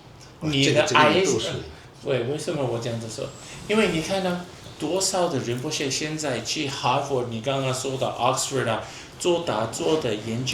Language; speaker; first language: Chinese; non-native, fluent; English